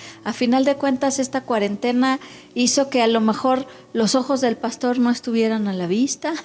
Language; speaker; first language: Spanish; native; Spanish